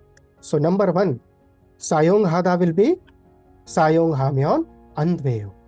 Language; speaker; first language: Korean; non-native, fluent; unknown